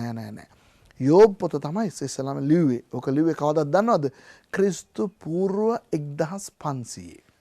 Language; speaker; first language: Sinhala; non-native, local second language; Tamil